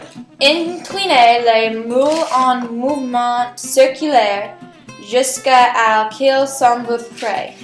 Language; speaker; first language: French; non-native, learner; English